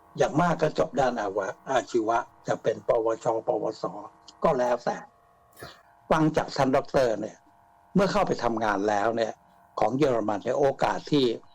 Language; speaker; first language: Thai; native; Thai